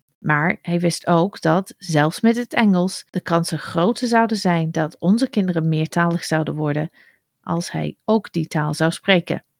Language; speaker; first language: Dutch; non-native, fluent; English